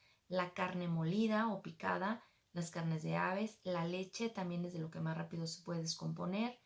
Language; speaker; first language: Spanish; native; Spanish